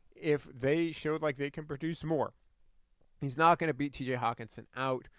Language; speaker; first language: English; native; English